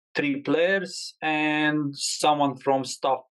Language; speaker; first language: English; non-native, learner; Croatian